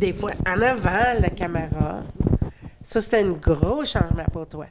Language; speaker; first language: French; native; French